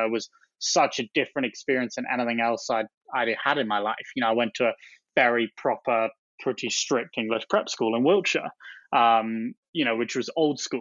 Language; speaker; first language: English; native; English